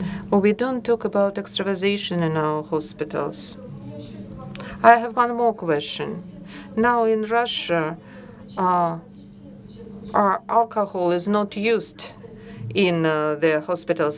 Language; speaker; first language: English; non-native, fluent; Russian